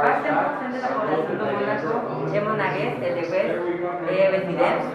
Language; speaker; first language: French; non-native, learner; Spanish